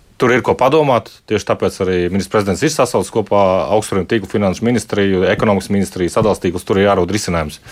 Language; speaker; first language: Latvian; native; Latvian